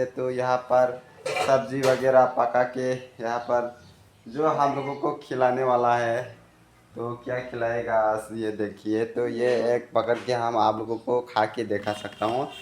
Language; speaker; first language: Hindi; non-native, local second language; Kok Borok